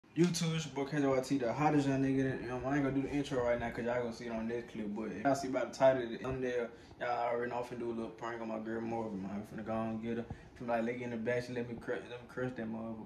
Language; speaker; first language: English; native; English